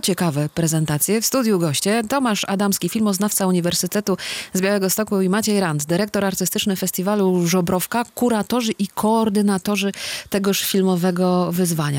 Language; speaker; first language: Polish; native; Polish